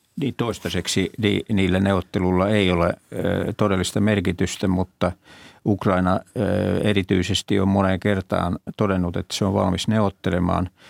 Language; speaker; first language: Finnish; native; Finnish